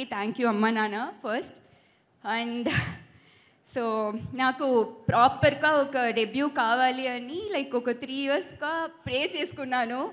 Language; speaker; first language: Telugu; non-native, learner; Tamil